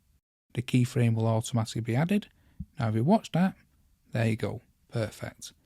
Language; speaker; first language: English; native; English